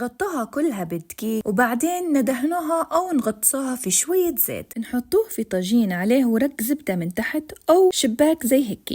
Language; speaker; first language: Arabic; native; Arabic